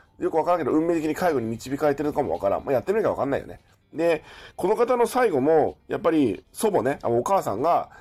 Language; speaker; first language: Japanese; native; Japanese